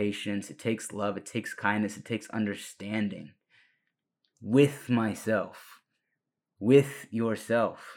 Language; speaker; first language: English; early bilingual, other home language; Spanish